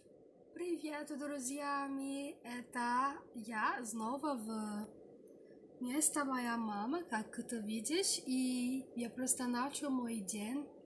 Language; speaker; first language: Russian; non-native, learner; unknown